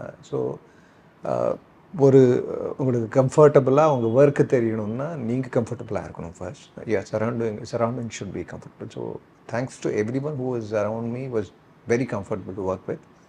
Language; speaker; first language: Tamil; non-native, local second language; Kannada